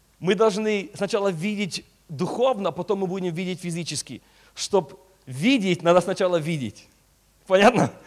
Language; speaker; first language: Russian; early bilingual, heritage; Russian